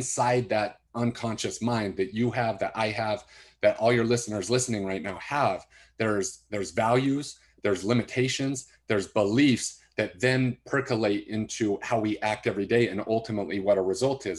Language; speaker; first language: English; native; English